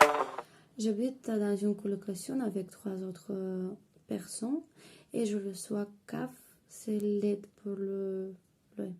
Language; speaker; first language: French; non-native, fluent; Bulgarian